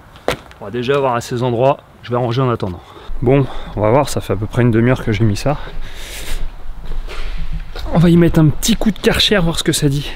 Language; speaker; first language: French; native; French